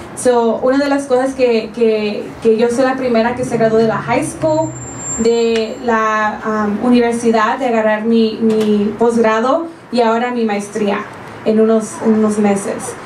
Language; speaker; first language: Spanish; early bilingual, heritage; Spanish